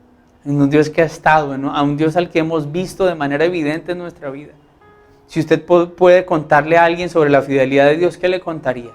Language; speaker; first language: Spanish; native; Spanish